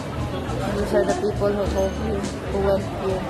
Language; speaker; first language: English; non-native, local second language; Filipino